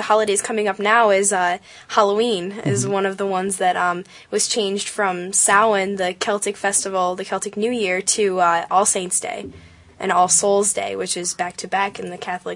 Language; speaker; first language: English; native; English